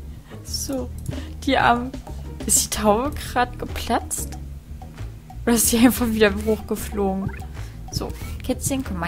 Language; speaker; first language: German; native; German